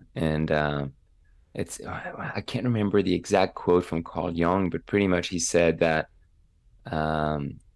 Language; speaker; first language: English; non-native, fluent; French